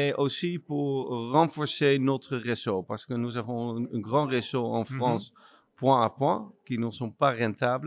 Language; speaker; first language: French; non-native, learner; Dutch